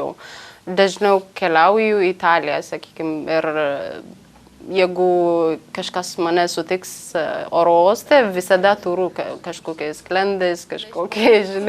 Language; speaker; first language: Lithuanian; non-native, learner; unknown